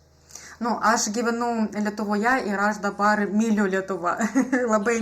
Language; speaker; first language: Lithuanian; non-native, learner; Russian